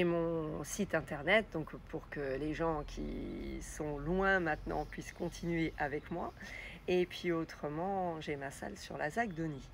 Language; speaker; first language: French; native; French